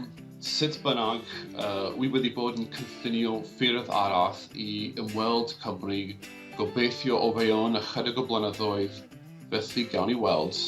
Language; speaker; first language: Welsh; non-native, fluent; English